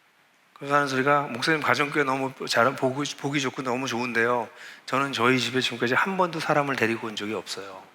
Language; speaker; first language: Korean; native; Korean